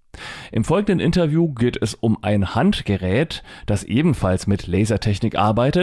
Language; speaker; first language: German; native; German